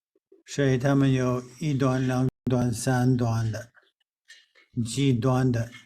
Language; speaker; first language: Chinese; non-native, fluent; English